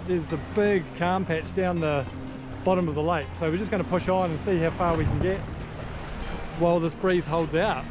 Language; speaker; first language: English; native; English